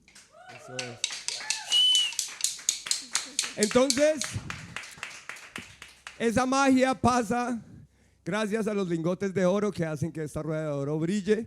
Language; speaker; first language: Spanish; native; Spanish